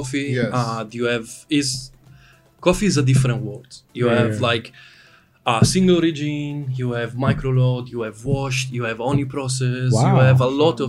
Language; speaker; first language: English; non-native, fluent; Italian